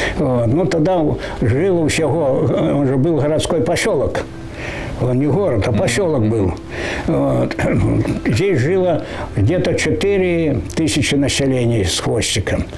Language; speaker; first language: Russian; native; Russian